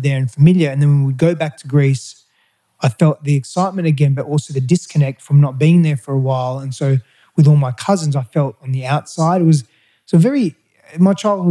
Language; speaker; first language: English; early bilingual, other home language; Greek